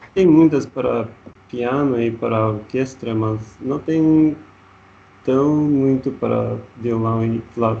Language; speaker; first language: Portuguese; non-native, learner; Russian